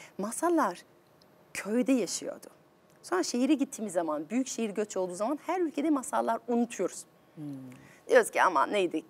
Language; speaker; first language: Turkish; non-native, fluent; French